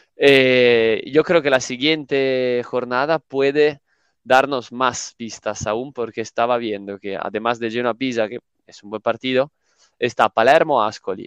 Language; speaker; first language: Spanish; non-native, fluent; Italian